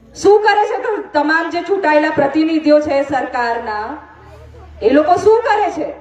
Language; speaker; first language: Gujarati; non-native, local second language; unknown